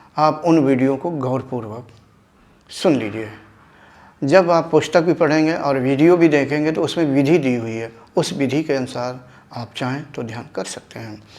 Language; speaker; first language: Hindi; native; Hindi